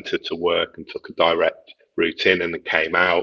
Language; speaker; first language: English; native; English